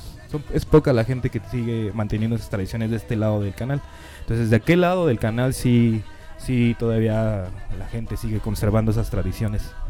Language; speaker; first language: Spanish; native; Spanish